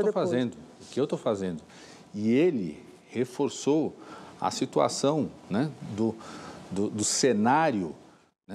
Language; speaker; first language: Portuguese; native; Portuguese